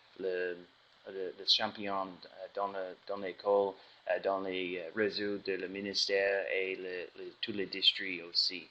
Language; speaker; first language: French; non-native, learner; English